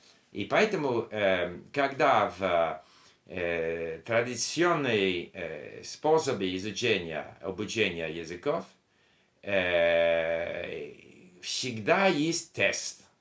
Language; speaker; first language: Russian; non-native, learner; English